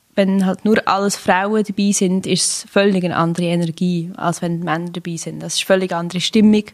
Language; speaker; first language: German; native; German